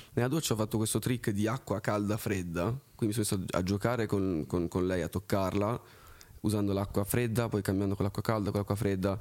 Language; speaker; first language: Italian; early bilingual, other home language; French